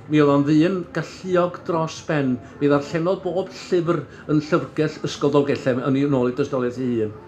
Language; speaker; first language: Welsh; native; Welsh